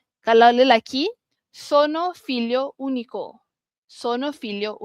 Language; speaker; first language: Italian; non-native, learner; Malay